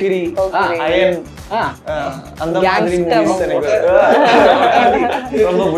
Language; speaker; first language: Tamil; non-native, learner; Malayalam